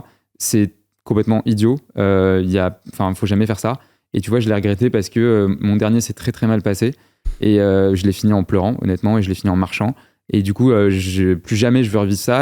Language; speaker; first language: French; native; French